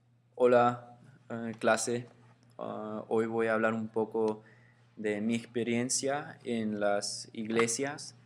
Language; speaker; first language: Spanish; early bilingual, heritage; Spanish